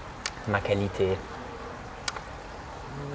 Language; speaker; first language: French; non-native, fluent; German